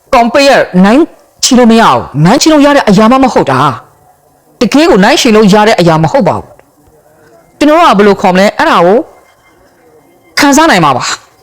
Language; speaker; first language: Burmese; non-native, local second language; Rohingya